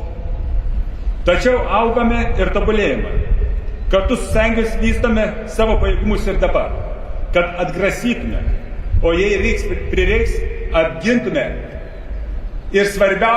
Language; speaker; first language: Lithuanian; native; Lithuanian